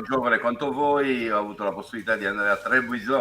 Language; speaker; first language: Italian; native; Italian